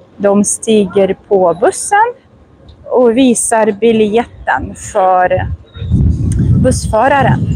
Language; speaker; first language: Swedish; non-native, fluent; Russian